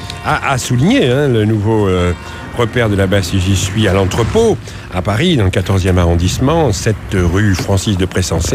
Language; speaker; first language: French; native; French